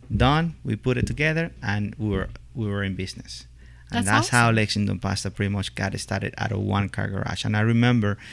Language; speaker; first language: English; non-native, fluent; Spanish